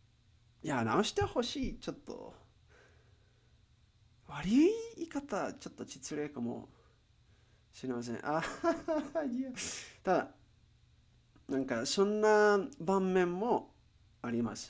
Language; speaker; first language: Japanese; non-native, learner; Spanish